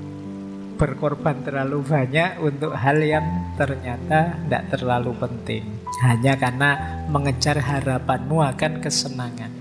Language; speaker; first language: Indonesian; native; Indonesian